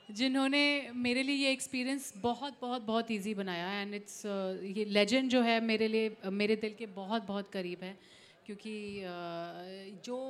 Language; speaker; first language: Hindi; native; Hindi